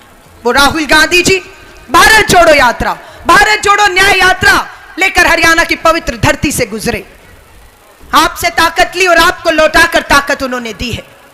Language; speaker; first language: Hindi; native; Hindi